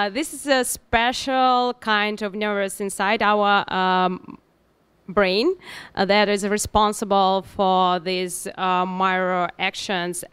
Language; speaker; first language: English; non-native, learner; Russian